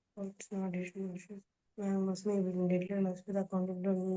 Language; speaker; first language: English; non-native, local second language; Malayalam